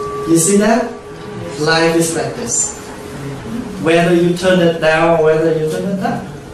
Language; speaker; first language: English; non-native, fluent; Vietnamese